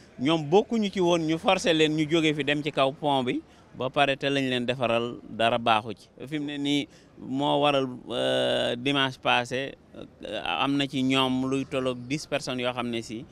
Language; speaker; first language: Wolof; native; Wolof